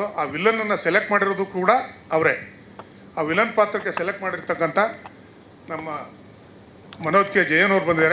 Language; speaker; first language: Kannada; native; Kannada